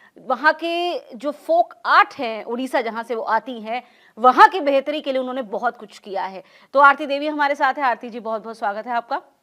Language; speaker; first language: Hindi; native; Hindi